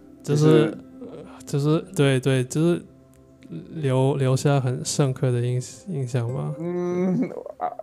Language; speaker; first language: Chinese; non-native, learner; English